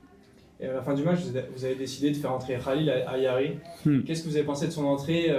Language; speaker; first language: French; native; French